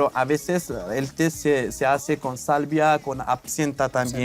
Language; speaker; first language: Spanish; non-native, fluent; Berber languages